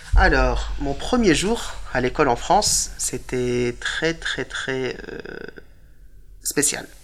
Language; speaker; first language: French; early bilingual, other home language; Arabic